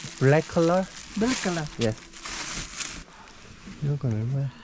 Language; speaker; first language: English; non-native, learner; Korean